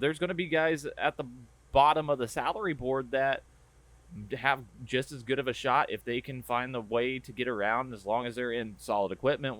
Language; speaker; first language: English; native; English